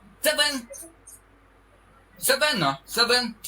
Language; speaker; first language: English; non-native, learner; Thai